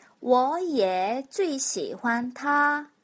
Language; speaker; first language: Chinese; non-native, fluent; Korean